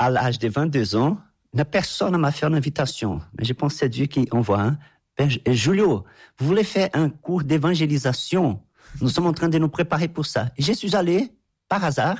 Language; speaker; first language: French; non-native, fluent; Portuguese